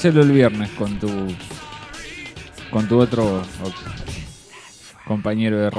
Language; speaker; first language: Spanish; native; Spanish